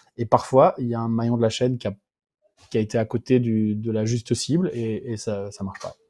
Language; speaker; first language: French; native; French